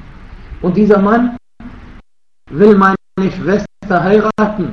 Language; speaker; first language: German; non-native, fluent; Arabic